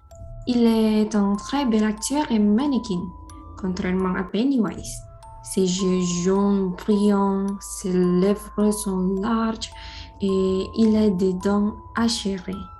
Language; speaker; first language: French; non-native, learner; Indonesian